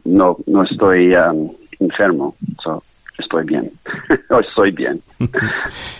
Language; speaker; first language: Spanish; non-native, learner; English